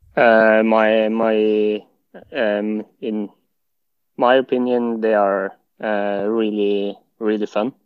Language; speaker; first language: English; non-native, fluent; Norwegian